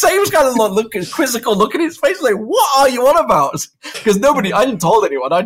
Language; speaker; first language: English; native; English